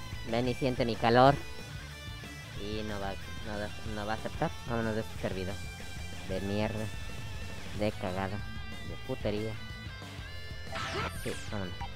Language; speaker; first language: Spanish; early bilingual, heritage; Spanish